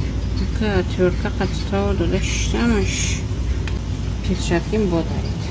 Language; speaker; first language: Russian; non-native, local second language; Tajik